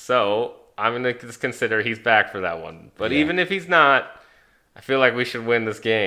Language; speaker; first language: English; native; English